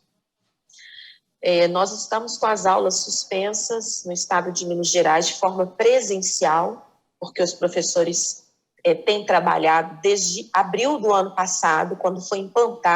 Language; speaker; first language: Portuguese; native; Portuguese